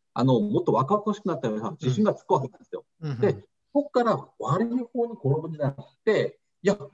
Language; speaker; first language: Japanese; early bilingual, other home language; Korean